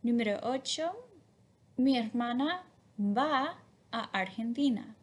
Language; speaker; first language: Spanish; non-native, fluent; English